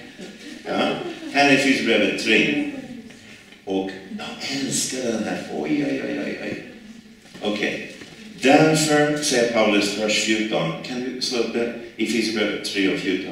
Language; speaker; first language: Swedish; non-native, fluent; English